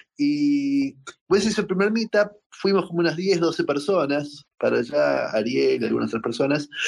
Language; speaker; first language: Spanish; native; Spanish